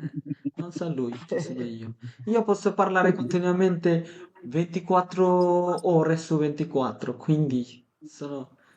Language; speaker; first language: Italian; non-native, fluent; Bangla